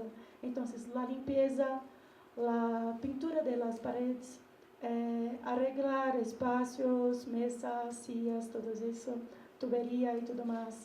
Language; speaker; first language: Spanish; non-native, learner; Portuguese